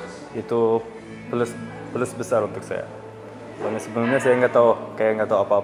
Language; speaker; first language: Indonesian; non-native, fluent; Russian